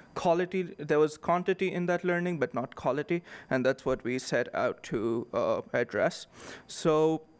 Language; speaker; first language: English; non-native, local second language; Urdu